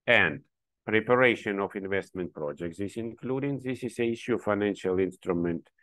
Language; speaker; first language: English; non-native, learner; Ukrainian